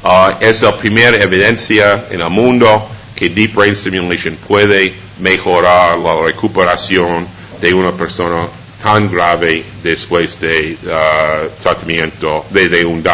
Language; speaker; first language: Spanish; non-native, fluent; English